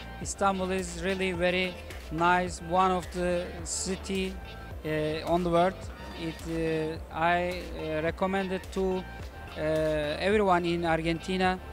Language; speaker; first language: English; non-native, fluent; Turkish